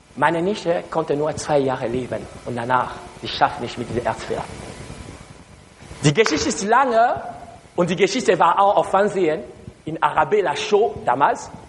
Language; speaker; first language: German; non-native, learner; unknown